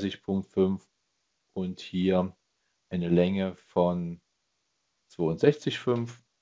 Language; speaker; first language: German; native; German